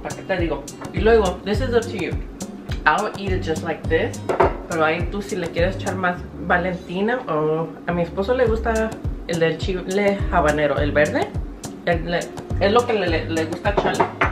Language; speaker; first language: Spanish; early bilingual, heritage; Spanish